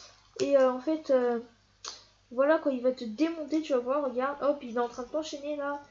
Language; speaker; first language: French; native; French